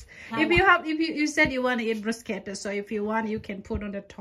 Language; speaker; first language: English; non-native, local second language; Bodo